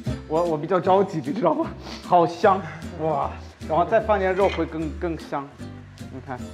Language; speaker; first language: Chinese; non-native, fluent; German